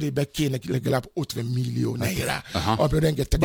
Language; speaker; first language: Hungarian; non-native, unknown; Yoruba